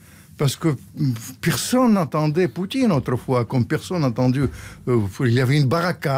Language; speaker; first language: French; non-native, fluent; Russian